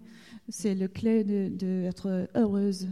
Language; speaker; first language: French; non-native, learner; English